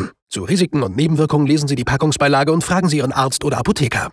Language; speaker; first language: German; native; German